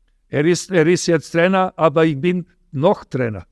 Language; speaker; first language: German; non-native, fluent; Serbian